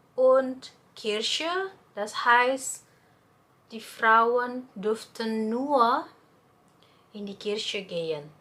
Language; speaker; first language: German; non-native, fluent; Indonesian